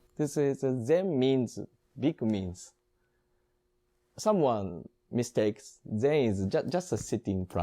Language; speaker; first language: English; non-native, learner; Japanese